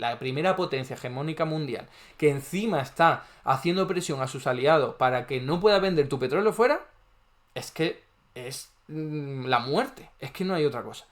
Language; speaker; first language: Spanish; native; Spanish